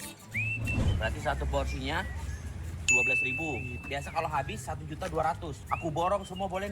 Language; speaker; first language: Indonesian; native; Indonesian